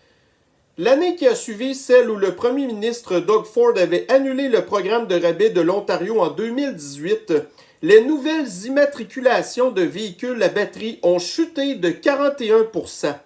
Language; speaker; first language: French; native; French